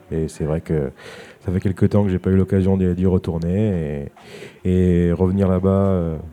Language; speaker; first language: French; native; French